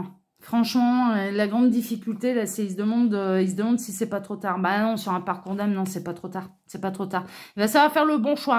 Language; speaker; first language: French; native; French